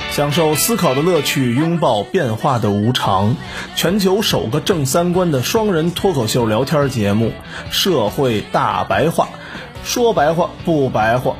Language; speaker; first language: Chinese; native; Chinese